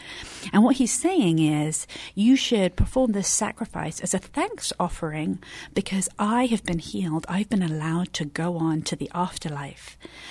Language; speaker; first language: English; native; English